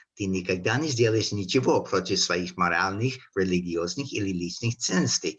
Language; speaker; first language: Russian; non-native, learner; English